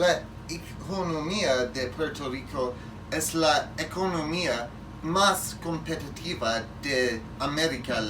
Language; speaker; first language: Spanish; non-native, learner; English